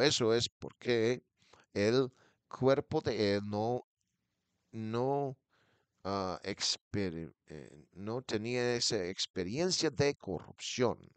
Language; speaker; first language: Spanish; non-native, fluent; English